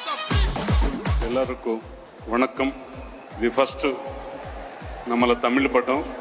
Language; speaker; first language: Tamil; non-native, learner; Telugu